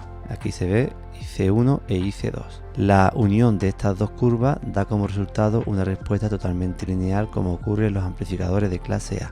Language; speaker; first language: Spanish; native; Spanish